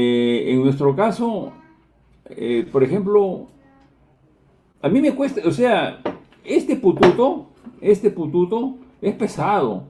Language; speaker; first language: Spanish; native; Spanish